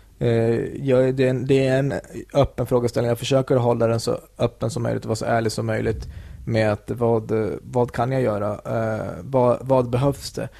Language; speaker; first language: Swedish; early bilingual, other home language; Kurdish